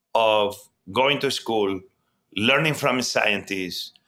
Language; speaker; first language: English; non-native, fluent; Spanish